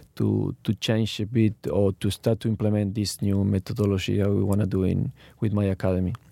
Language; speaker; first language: English; non-native, learner; Spanish